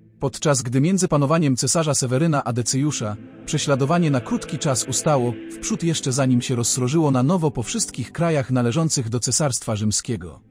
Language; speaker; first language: Polish; native; Polish